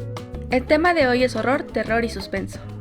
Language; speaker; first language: Spanish; native; Spanish